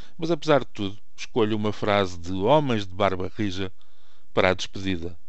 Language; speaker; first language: Portuguese; native; Portuguese